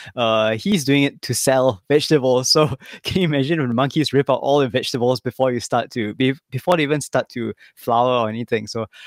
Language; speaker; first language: English; native; English